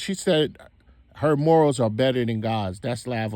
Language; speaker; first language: English; native; English